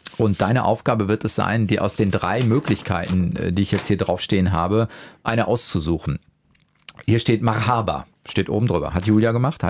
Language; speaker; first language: German; native; German